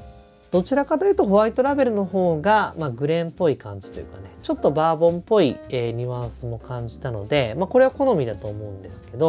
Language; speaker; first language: Japanese; native; Japanese